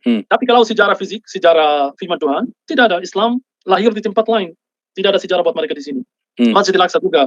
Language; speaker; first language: Indonesian; non-native, fluent; Arabic